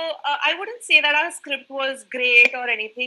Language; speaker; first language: English; non-native, local second language; Hindi